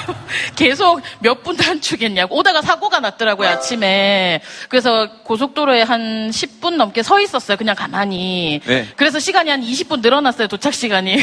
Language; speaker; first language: Korean; native; Korean